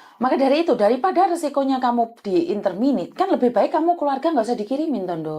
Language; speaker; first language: Malay; native; Malay